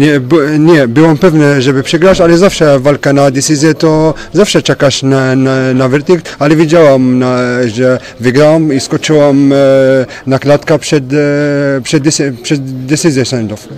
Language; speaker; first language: Polish; non-native, fluent; French